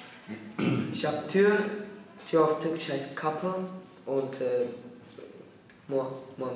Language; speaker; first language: German; early bilingual, other home language; Turkish